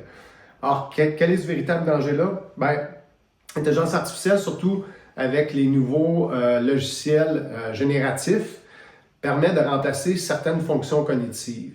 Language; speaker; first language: French; native; French